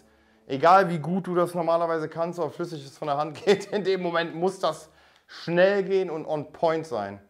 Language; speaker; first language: German; native; German